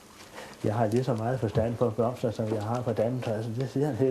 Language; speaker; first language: Danish; native; Danish